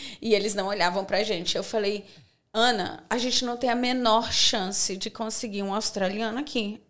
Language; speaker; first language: Portuguese; native; Portuguese